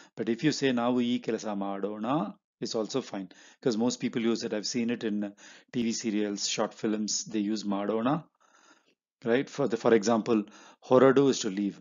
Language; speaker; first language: English; non-native, local second language; Hindi